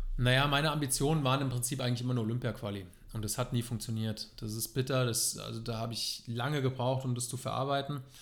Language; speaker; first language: German; native; German